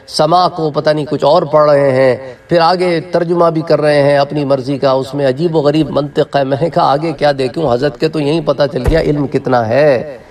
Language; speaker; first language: Urdu; non-native, local second language; Punjabi